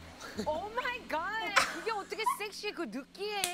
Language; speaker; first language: Korean; native; Korean